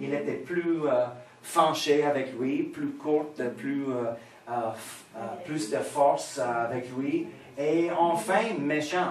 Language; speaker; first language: French; non-native, fluent; English